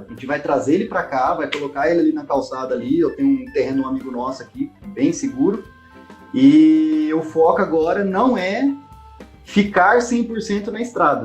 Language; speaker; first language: Portuguese; native; Portuguese